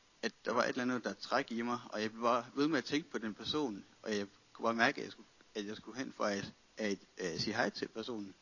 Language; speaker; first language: Danish; native; Danish